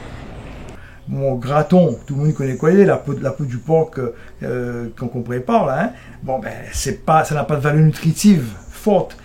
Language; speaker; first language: French; native; French